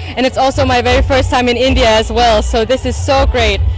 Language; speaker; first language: English; non-native, fluent; Danish